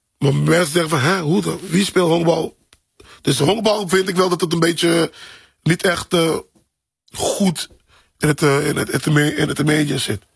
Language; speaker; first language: Dutch; non-native, local second language; Papiamento